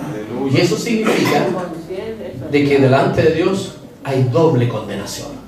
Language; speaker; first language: Spanish; native; Spanish